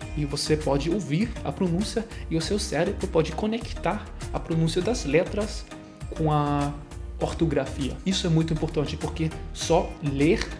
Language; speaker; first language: Portuguese; non-native, fluent; German